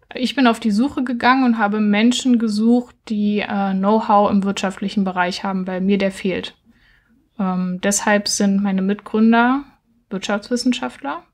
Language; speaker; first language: German; native; German